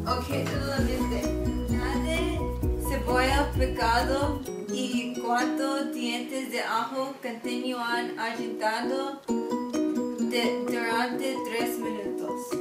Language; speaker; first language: Spanish; non-native, learner; English